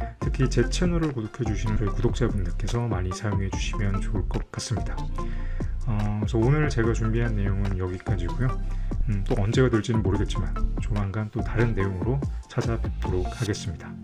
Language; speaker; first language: Korean; native; Korean